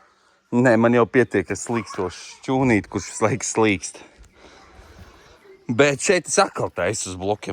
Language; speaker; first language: Latvian; native; Latvian